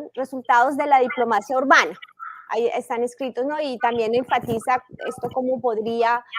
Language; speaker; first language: Spanish; native; Spanish